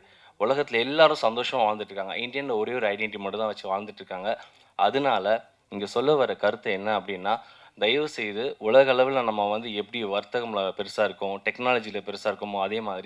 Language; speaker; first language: Tamil; native; Tamil